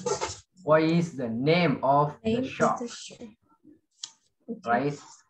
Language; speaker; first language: English; non-native, fluent; Vietnamese